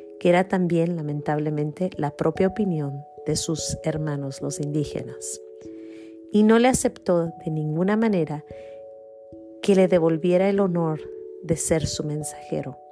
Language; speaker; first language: Spanish; native; Spanish